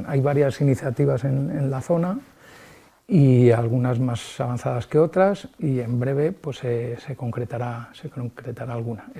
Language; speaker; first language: Spanish; native; Spanish